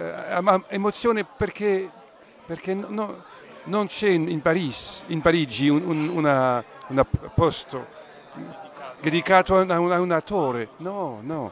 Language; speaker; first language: Italian; non-native, learner; French